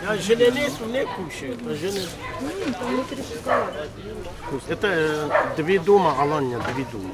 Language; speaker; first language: Russian; non-native, learner; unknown